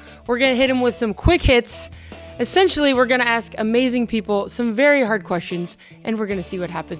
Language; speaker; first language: English; native; English